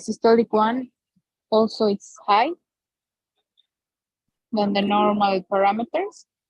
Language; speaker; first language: English; non-native, learner; Spanish